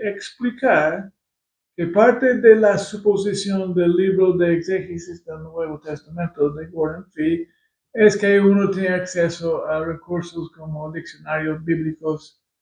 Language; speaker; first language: Spanish; non-native, fluent; English